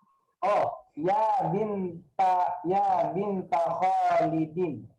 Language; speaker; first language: Arabic; non-native, learner; Indonesian